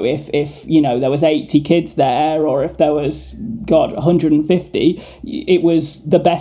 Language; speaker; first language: English; native; English